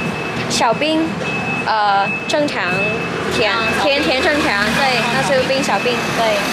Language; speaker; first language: Chinese; non-native, learner; Vietnamese